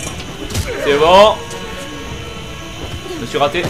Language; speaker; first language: French; native; French